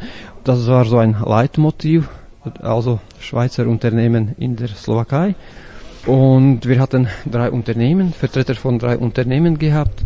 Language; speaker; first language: German; non-native, fluent; Slovak